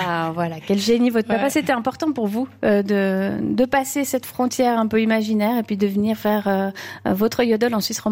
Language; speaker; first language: French; native; French